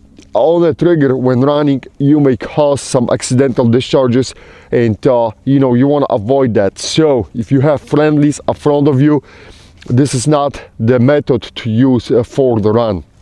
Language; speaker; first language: English; non-native, fluent; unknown